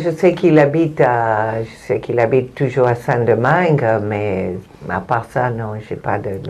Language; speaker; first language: French; non-native, fluent; Spanish